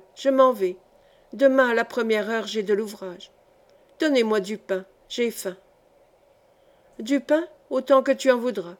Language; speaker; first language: French; native; French